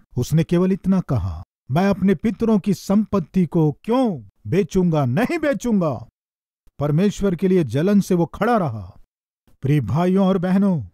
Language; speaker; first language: Hindi; non-native, local second language; Telugu